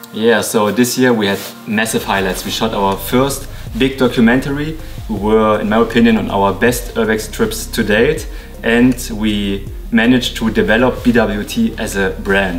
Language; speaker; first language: English; non-native, fluent; German